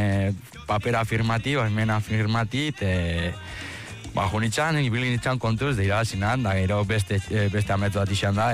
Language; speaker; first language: Basque; early bilingual, other home language; Spanish